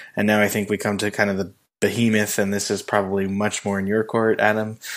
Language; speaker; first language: English; native; English